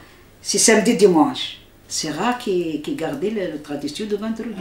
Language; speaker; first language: French; non-native, learner; Arabic